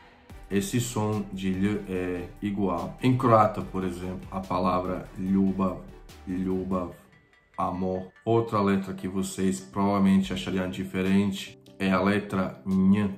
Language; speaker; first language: Portuguese; non-native, fluent; Croatian